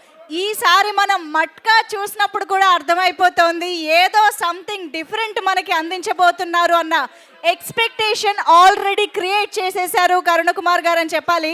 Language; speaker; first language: Telugu; native; Telugu